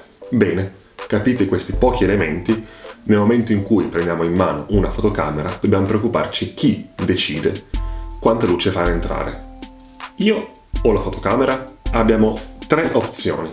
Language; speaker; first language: Italian; native; Italian